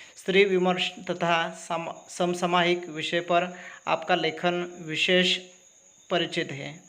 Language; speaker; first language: Hindi; non-native, local second language; Marathi